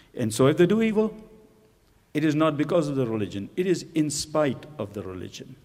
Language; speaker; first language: English; non-native, local second language; Urdu